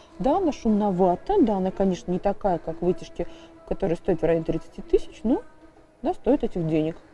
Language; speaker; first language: Russian; native; Russian